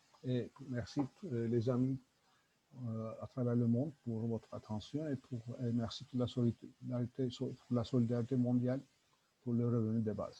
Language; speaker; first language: French; non-native, learner; Turkish